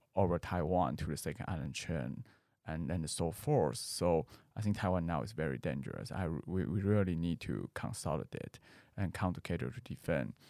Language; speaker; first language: English; non-native, fluent; Chinese